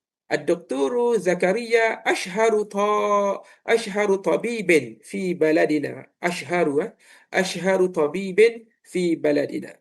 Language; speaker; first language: Arabic; non-native, fluent; Malay